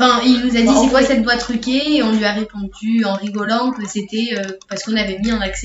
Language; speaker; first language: French; native; French